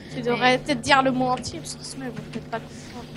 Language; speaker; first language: French; native; French